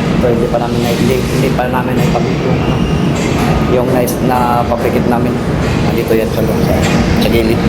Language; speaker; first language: Filipino; non-native, local second language; Cebuano